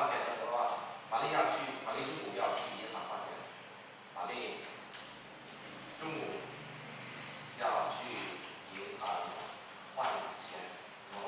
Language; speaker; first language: Chinese; non-native, fluent; Vietnamese